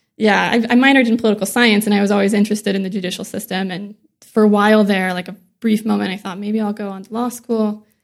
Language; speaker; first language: English; native; English